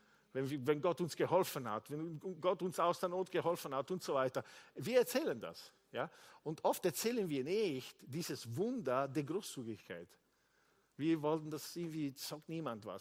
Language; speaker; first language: German; non-native, fluent; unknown